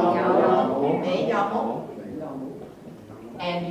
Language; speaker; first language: Spanish; non-native, fluent; English